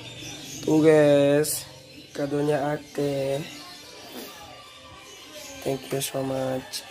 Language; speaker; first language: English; non-native, learner; Indonesian